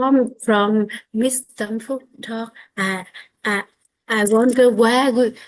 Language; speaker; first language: English; non-native, learner; Vietnamese